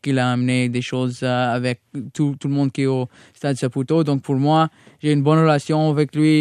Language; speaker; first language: French; non-native, local second language; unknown